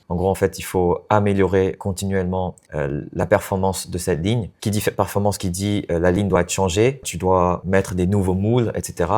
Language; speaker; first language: French; non-native, fluent; Chinese